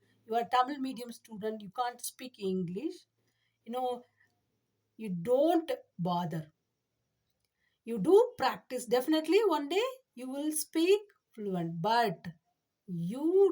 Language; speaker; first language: English; non-native, learner; Tamil